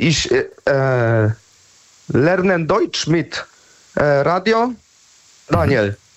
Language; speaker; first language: German; non-native, learner; Polish